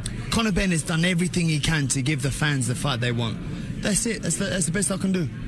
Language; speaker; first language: English; early bilingual, other home language; Spanish